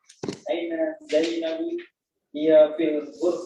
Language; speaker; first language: Arabic; non-native, learner; Indonesian